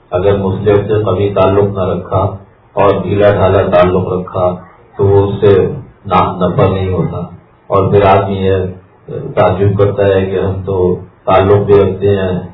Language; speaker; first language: Urdu; native; Urdu